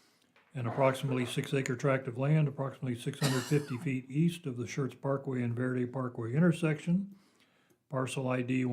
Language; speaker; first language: English; native; English